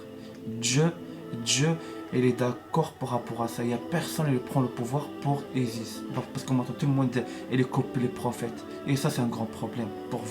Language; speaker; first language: French; non-native, learner; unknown